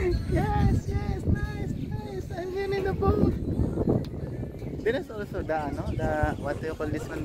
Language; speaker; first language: English; non-native, local second language; Filipino